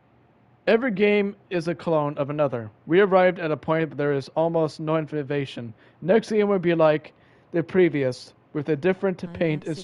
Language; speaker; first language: English; native; English